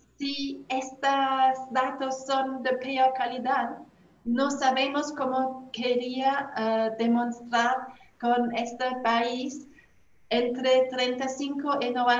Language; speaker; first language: Spanish; non-native, fluent; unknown